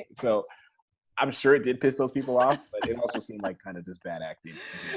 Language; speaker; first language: English; native; English